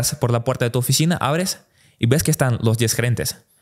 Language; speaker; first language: Spanish; early bilingual, other home language; Russian